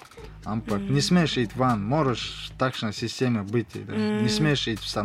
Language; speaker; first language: Slovenian; non-native, learner; Russian